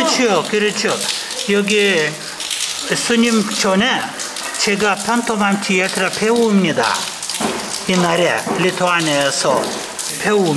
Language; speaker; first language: Korean; non-native, learner; Lithuanian